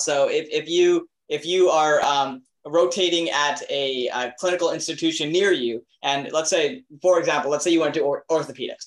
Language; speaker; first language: English; native; English